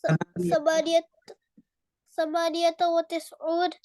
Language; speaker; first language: Arabic; non-native, learner; Urdu